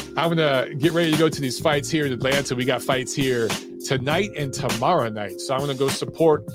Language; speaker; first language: English; early bilingual, other home language; Italian